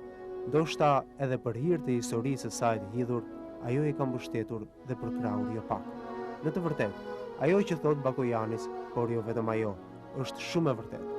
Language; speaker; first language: Albanian; native; Albanian